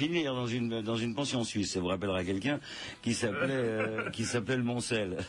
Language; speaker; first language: French; native; French